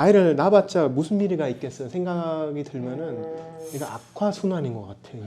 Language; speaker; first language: Korean; non-native, fluent; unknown